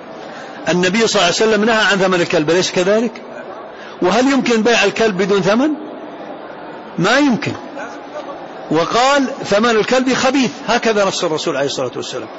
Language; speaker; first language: Arabic; native; Arabic